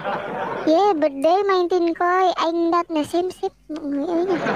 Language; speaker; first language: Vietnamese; non-native, learner; Indonesian